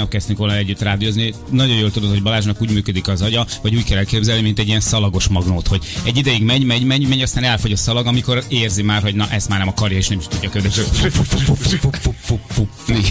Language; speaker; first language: Hungarian; native; Hungarian